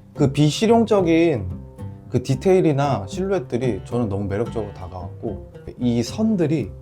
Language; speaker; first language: Korean; native; Korean